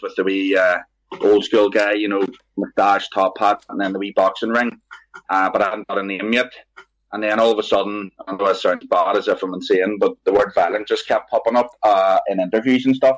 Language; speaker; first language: English; native; English